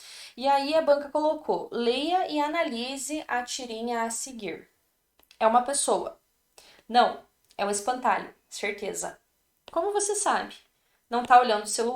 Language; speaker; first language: Portuguese; native; Portuguese